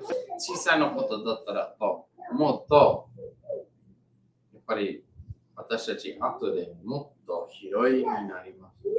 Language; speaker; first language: Japanese; non-native, learner; English